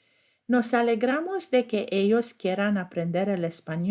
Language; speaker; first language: Spanish; non-native, fluent; English